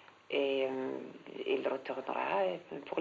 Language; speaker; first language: French; non-native, fluent; Swedish